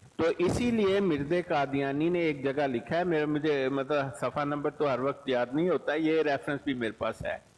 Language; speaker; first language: Urdu; non-native, local second language; Punjabi